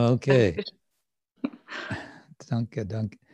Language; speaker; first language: German; non-native, fluent; English